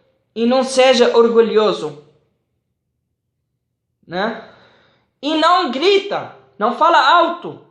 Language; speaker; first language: Portuguese; non-native, fluent; Arabic